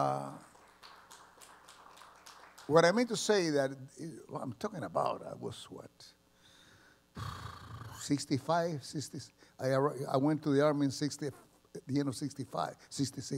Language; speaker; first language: English; early bilingual, other home language; Spanish